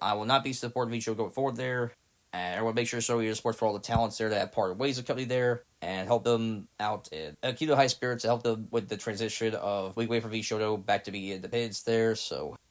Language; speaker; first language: English; native; English